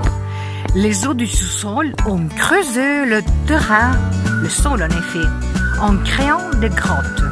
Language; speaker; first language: French; non-native, fluent; Italian